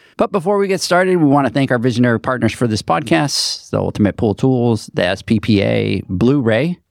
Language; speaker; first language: English; native; English